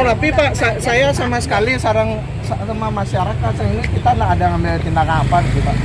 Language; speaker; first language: Indonesian; native; Indonesian